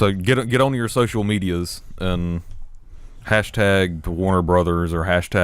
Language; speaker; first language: English; native; English